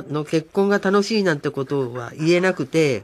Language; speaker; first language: Japanese; native; Japanese